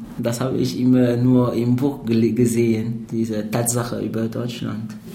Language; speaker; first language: German; non-native, fluent; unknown